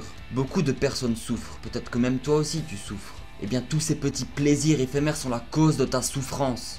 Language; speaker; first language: French; native; French